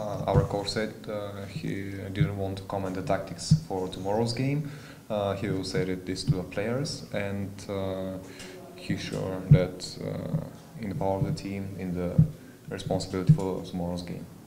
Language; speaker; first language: English; non-native, fluent; Bulgarian